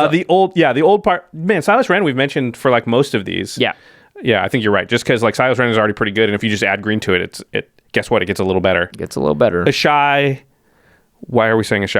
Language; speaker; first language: English; native; English